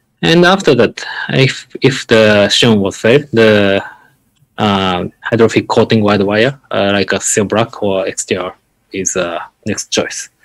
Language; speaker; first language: English; non-native, learner; Japanese